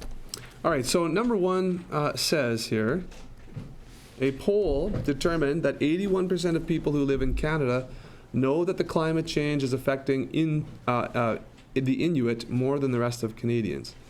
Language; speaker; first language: English; native; English